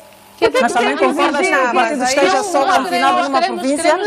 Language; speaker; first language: Portuguese; native; Portuguese